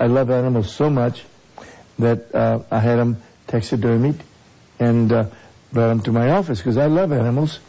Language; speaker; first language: English; native; English